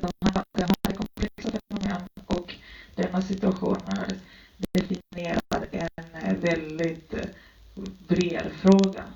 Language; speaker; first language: Swedish; early bilingual, other home language; Spanish